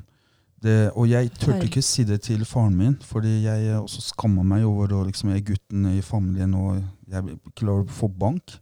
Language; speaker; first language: Norwegian; early bilingual, other home language; Persian